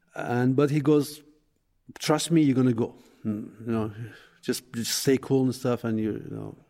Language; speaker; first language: English; non-native, fluent; Persian